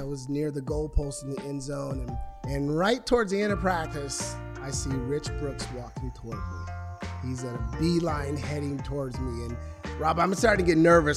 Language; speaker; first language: English; native; English